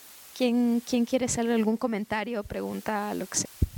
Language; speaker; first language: Spanish; native; Spanish